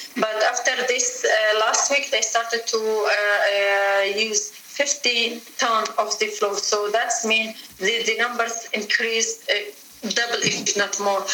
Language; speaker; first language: English; non-native, fluent; Arabic